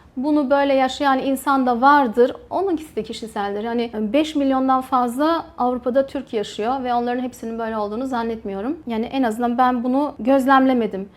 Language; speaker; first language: Turkish; early bilingual, heritage; Turkish